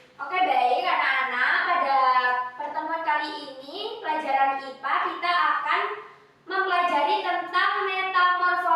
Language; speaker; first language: Indonesian; native; Indonesian